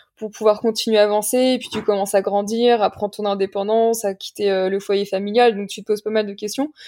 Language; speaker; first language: French; native; French